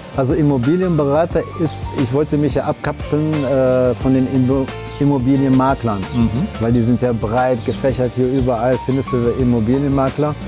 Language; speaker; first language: German; early bilingual, other home language; Arabic